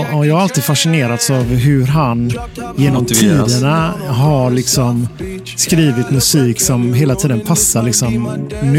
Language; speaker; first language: Swedish; native; Swedish